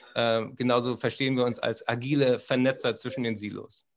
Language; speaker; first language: German; native; German